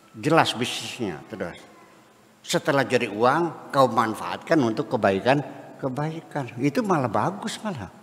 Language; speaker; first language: Indonesian; non-native, local second language; Javanese